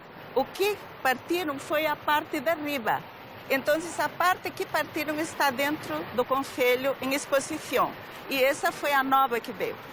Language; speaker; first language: Portuguese; early bilingual, other home language; Galician